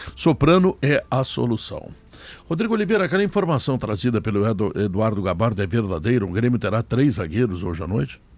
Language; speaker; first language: Portuguese; native; Portuguese